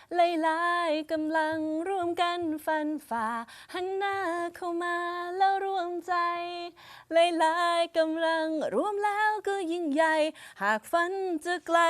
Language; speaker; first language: Thai; native; Thai